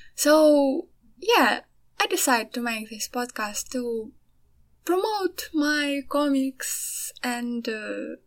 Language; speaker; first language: English; non-native, fluent; Ukrainian